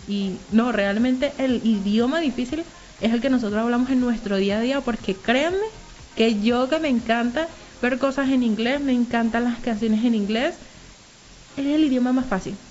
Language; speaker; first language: Spanish; native; Spanish